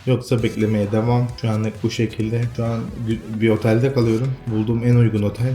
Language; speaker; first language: Turkish; native; Turkish